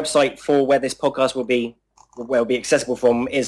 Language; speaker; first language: English; native; English